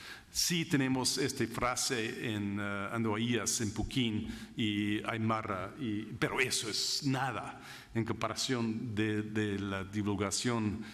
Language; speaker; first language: Spanish; non-native, fluent; English